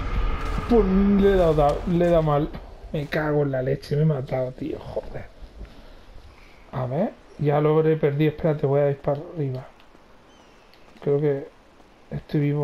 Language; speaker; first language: Spanish; native; Spanish